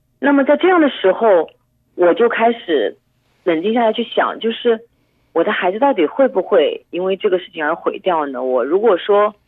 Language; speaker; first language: Chinese; native; Chinese